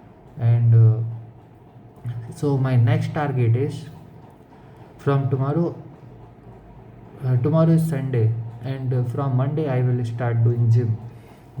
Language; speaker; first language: English; non-native, local second language; Hindi